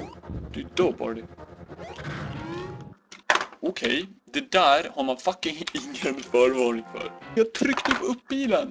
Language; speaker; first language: Swedish; native; Swedish